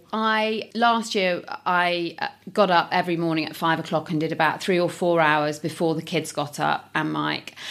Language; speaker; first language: English; native; English